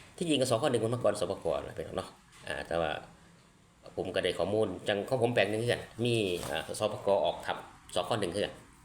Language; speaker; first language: Thai; native; Thai